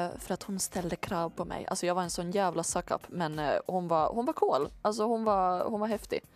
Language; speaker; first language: Swedish; native; Swedish